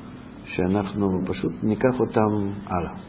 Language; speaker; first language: Hebrew; non-native, fluent; Russian